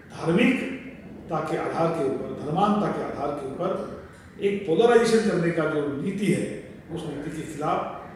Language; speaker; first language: Hindi; non-native, local second language; Marathi